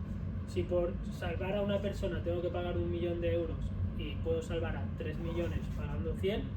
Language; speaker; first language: Spanish; native; Spanish